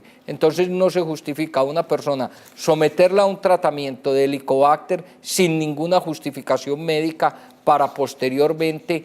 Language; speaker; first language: Spanish; native; Spanish